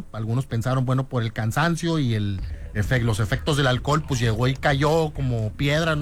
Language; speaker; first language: Spanish; native; Spanish